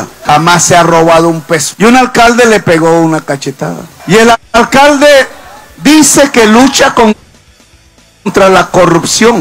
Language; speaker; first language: Spanish; native; Spanish